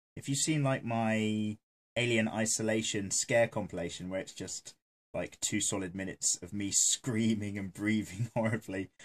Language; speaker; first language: English; native; English